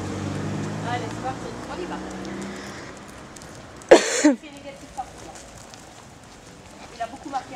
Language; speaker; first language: French; native; French